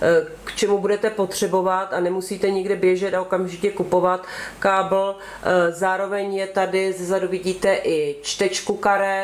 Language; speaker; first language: Czech; native; Czech